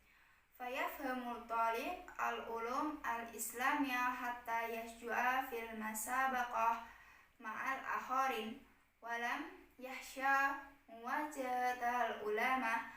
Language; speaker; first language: Arabic; non-native, learner; Indonesian